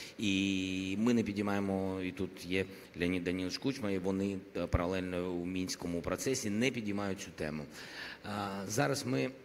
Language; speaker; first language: Ukrainian; non-native, local second language; Russian